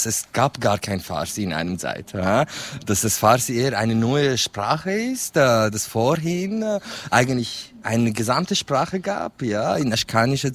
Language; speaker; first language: German; non-native, fluent; Persian